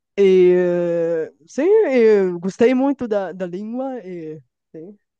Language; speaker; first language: Portuguese; non-native, fluent; Bulgarian